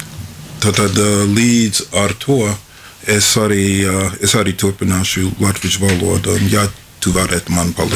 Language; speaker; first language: Latvian; non-native, fluent; English